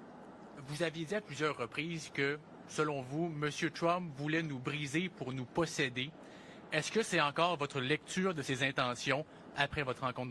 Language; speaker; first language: French; native; French